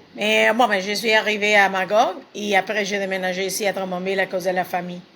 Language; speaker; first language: French; non-native, fluent; Spanish